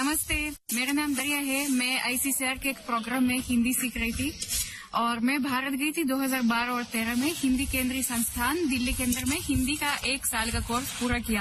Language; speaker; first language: Hindi; non-native, fluent; Russian